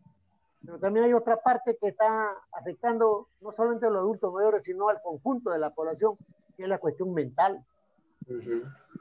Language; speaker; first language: Spanish; native; Spanish